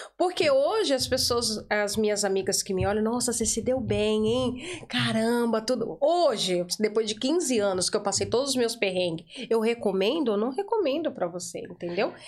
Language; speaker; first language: Portuguese; native; Portuguese